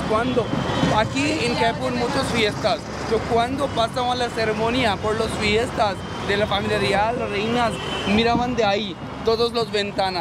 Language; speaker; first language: Spanish; non-native, learner; Hindi